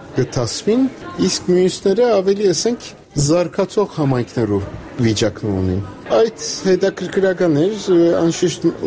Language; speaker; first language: Armenian; native; Armenian